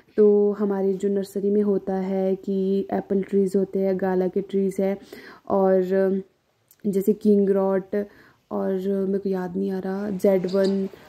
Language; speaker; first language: Hindi; non-native, local second language; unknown